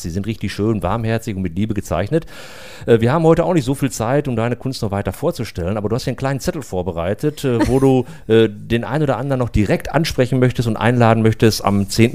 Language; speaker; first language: German; native; German